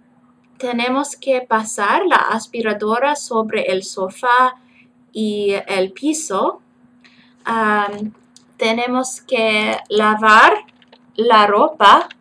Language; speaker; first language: Spanish; non-native, learner; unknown